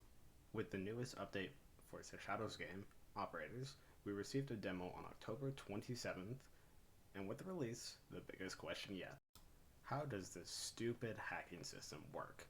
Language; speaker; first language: English; native; English